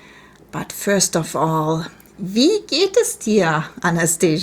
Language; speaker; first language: German; non-native, fluent; English